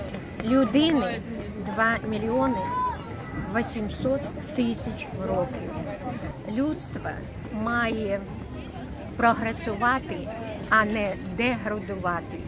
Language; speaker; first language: Ukrainian; non-native, local second language; Russian